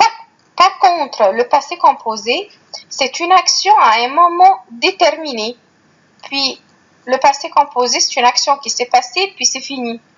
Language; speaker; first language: French; non-native, fluent; Arabic